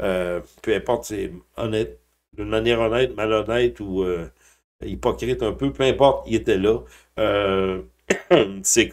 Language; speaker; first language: French; native; French